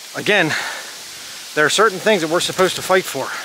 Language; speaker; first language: English; native; English